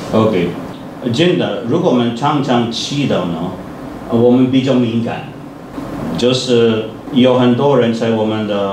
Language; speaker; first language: Chinese; non-native, fluent; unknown